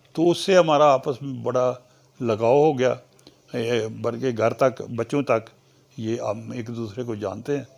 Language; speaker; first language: Urdu; non-native, local second language; Punjabi